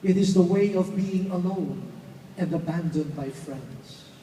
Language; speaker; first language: English; non-native, local second language; Filipino